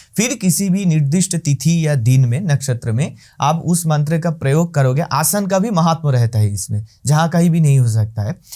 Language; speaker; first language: Hindi; non-native, local second language; Bangla